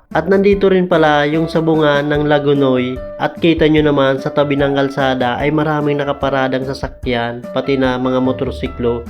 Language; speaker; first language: Filipino; non-native, local second language; Bikol